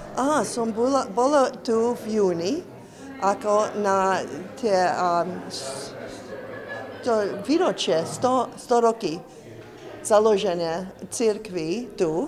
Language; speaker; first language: Slovak; early bilingual, heritage; English